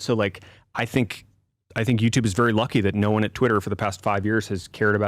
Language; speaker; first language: English; native; English